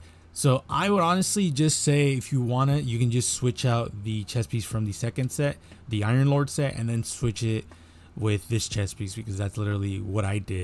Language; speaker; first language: English; native; English